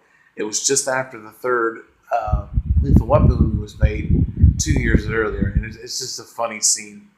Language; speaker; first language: English; native; English